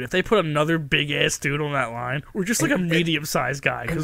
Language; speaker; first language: English; native; English